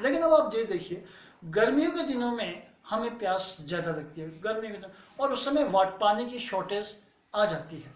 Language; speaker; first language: Hindi; native; Hindi